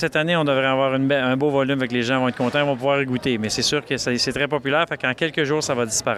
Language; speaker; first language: French; native; French